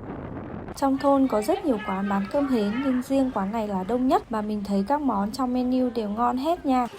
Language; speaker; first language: Vietnamese; native; Vietnamese